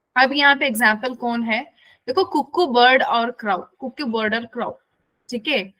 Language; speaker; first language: Hindi; non-native, local second language; Kannada